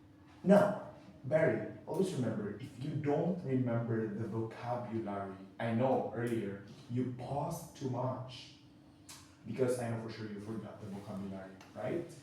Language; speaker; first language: English; non-native, fluent; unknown